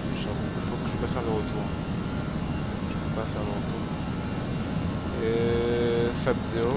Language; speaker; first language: French; native; French